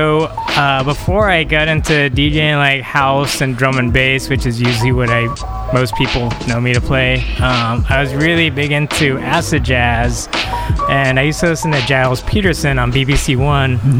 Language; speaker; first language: English; native; English